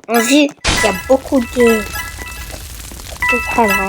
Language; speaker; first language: French; native; French